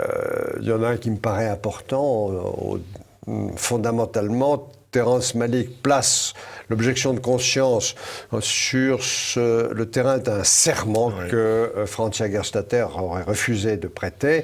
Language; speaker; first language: French; native; French